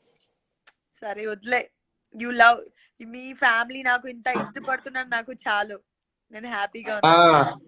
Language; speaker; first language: Telugu; non-native, learner; Gujarati